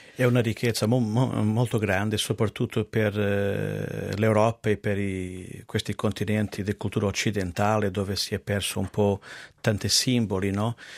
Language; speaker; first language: Italian; non-native, fluent; Portuguese